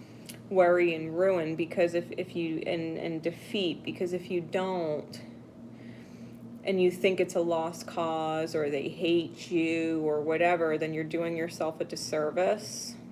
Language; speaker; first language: English; native; English